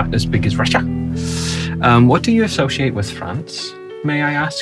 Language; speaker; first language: English; native; English